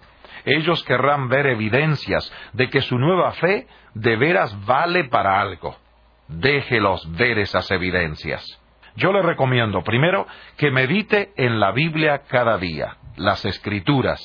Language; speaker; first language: Spanish; native; Spanish